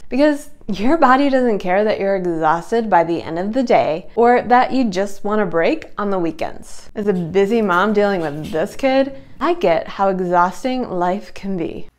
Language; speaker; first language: English; native; English